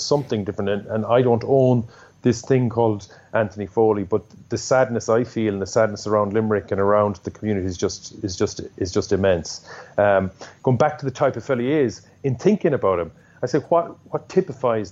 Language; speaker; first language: English; native; English